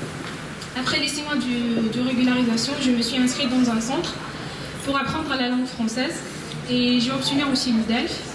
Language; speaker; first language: French; non-native, learner; Arabic